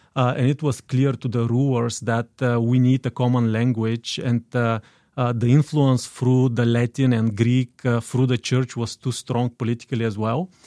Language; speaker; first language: English; non-native, fluent; Bulgarian